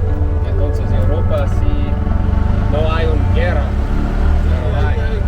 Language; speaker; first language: Spanish; non-native, learner; English